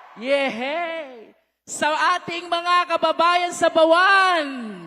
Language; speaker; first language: Filipino; native; Filipino